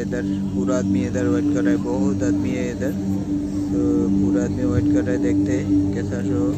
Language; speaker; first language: Hindi; non-native, fluent; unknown